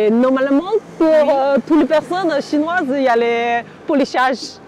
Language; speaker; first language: French; non-native, learner; Chinese